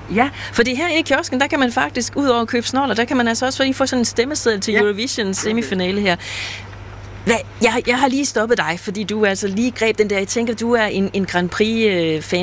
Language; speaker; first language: Danish; native; Danish